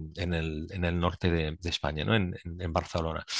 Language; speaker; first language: Spanish; non-native, fluent; Swiss German